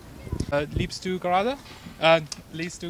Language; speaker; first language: German; non-native, learner; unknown